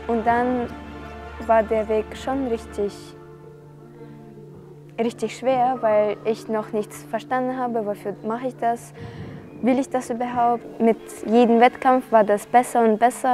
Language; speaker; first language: German; non-native, fluent; Russian